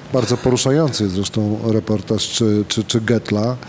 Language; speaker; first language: Polish; native; Polish